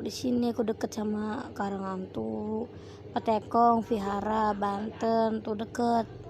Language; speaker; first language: Indonesian; native; Indonesian